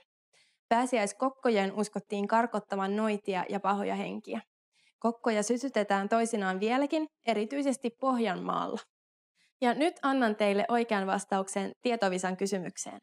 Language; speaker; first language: Finnish; native; Finnish